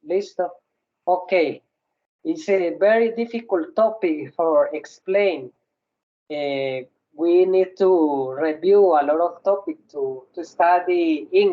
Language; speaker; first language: English; non-native, learner; Spanish